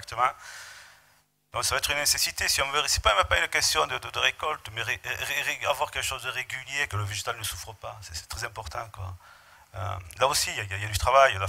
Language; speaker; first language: French; native; French